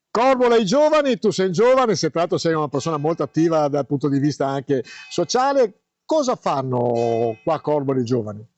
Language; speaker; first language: Italian; native; Italian